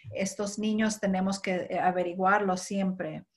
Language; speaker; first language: Spanish; non-native, fluent; English